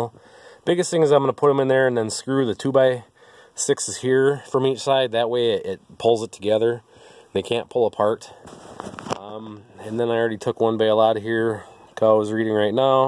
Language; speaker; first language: English; native; English